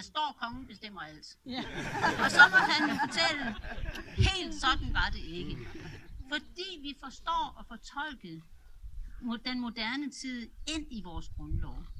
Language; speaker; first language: Danish; native; Danish